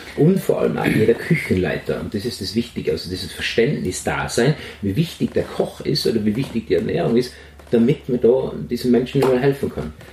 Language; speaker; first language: German; native; German